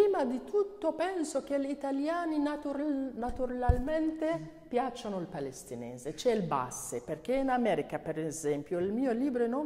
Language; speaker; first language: Italian; non-native, learner; Arabic